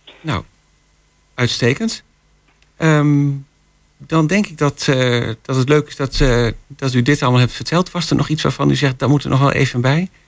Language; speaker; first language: Dutch; native; Dutch